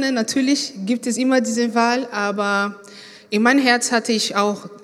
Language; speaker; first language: German; non-native, fluent; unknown